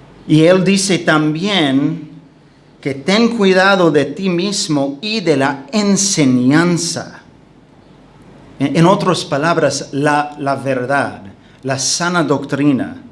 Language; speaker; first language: Spanish; non-native, fluent; English